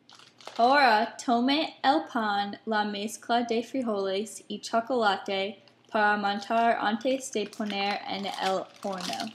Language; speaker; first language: Spanish; non-native, learner; English